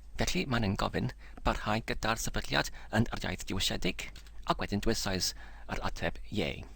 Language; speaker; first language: Welsh; non-native, learner; English